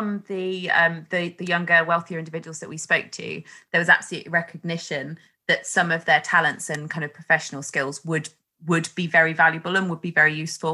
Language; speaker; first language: English; native; English